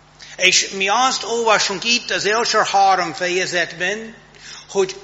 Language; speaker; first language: Hungarian; non-native, fluent; English